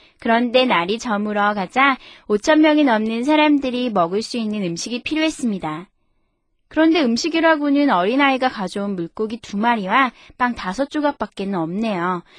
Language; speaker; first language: Korean; native; Korean